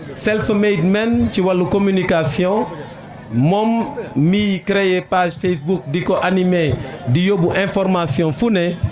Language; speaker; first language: Wolof; non-native, local second language; Serer